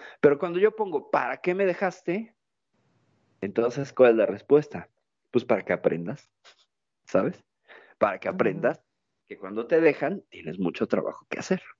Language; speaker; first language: Spanish; native; Spanish